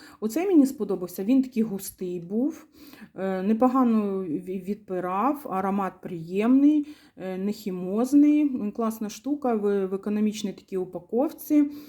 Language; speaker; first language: Ukrainian; non-native, local second language; Russian